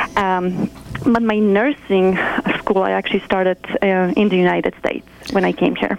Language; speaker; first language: English; non-native, fluent; Polish